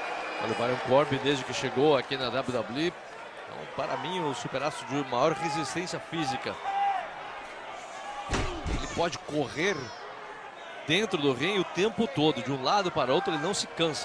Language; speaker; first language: Portuguese; native; Portuguese